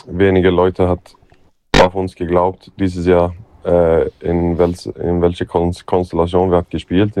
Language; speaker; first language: German; non-native, fluent; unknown